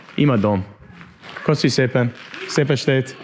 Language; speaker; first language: Hungarian; non-native, learner; English